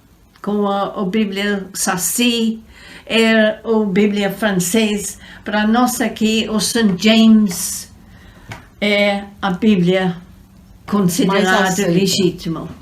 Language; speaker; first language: Portuguese; non-native, fluent; English